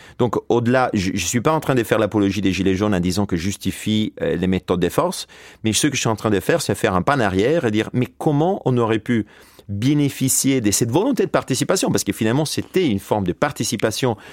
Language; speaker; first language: French; non-native, fluent; Italian